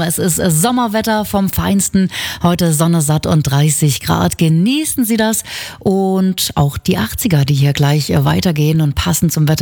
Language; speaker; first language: German; native; German